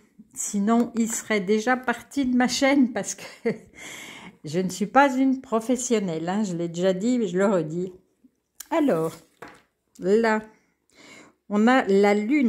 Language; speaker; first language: French; native; French